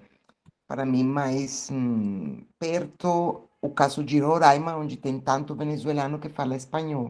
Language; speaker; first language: Portuguese; non-native, fluent; Spanish